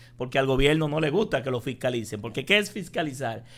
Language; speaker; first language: Spanish; native; Spanish